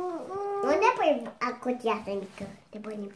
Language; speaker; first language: Romanian; early bilingual, heritage; Romanian